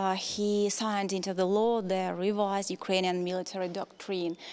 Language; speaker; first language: English; non-native, fluent; Ukrainian